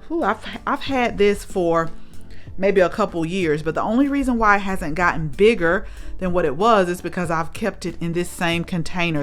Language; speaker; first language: English; native; English